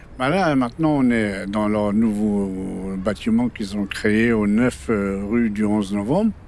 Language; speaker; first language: French; early bilingual, other home language; Kabyle